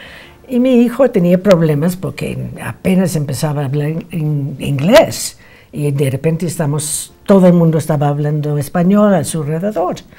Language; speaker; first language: Spanish; non-native, fluent; English